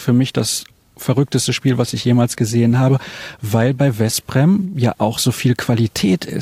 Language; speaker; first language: German; native; German